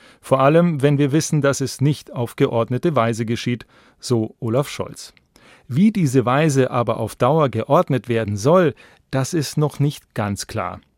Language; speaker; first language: German; native; German